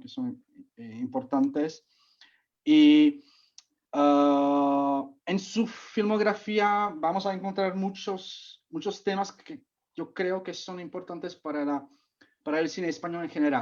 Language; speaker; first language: Spanish; non-native, fluent; Czech